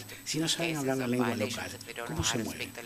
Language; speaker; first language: Spanish; native; Spanish